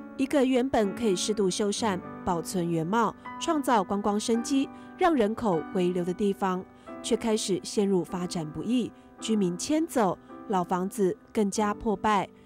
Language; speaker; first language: Chinese; native; Chinese